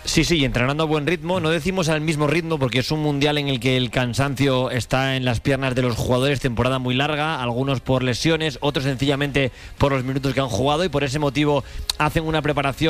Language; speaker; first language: Spanish; native; Spanish